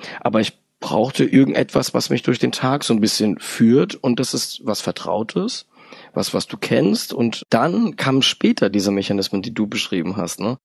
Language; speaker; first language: German; early bilingual, other home language; Polish